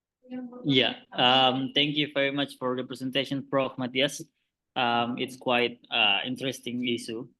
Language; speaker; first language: English; non-native, learner; Indonesian